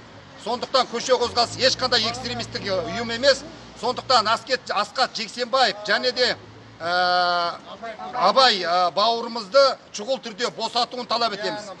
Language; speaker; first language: Kazakh; native; Kazakh